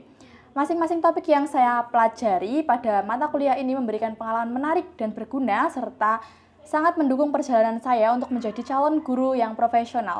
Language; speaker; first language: Indonesian; native; Indonesian